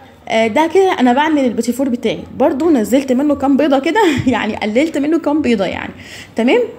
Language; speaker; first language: Arabic; native; Arabic